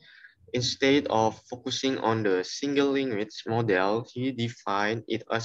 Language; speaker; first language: English; non-native, learner; Indonesian